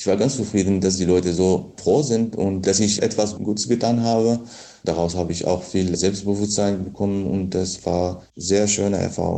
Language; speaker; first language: German; non-native, fluent; Kurdish